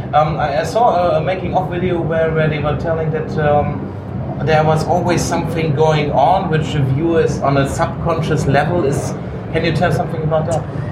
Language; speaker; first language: English; non-native, fluent; German